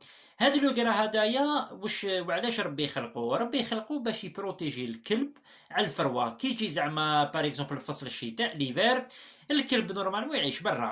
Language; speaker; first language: Arabic; native; Arabic